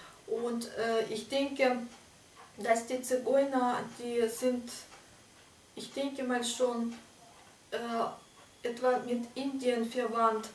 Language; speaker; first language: German; non-native, fluent; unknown